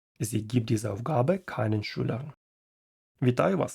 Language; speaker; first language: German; non-native, fluent; Ukrainian